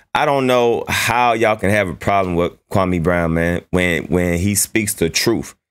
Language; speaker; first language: English; native; English